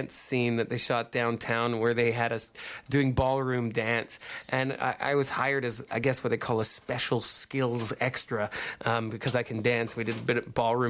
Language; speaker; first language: English; native; English